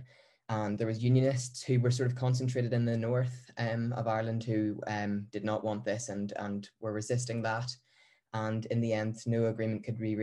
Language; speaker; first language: English; native; English